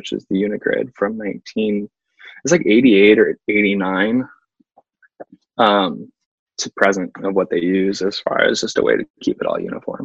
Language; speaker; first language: English; native; English